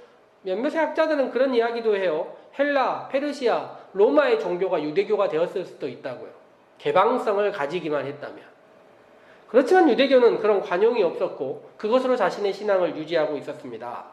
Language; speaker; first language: Korean; native; Korean